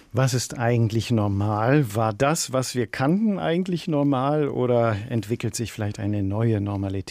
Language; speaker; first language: German; native; German